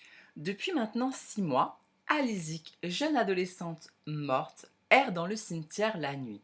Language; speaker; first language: French; native; French